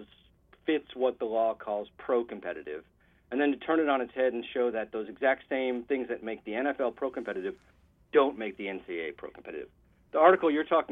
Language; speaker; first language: English; native; English